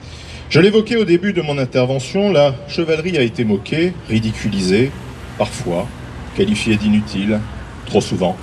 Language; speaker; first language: French; native; French